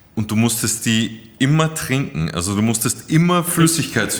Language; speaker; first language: German; native; German